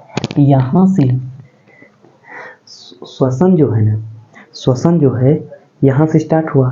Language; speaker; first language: Hindi; native; Hindi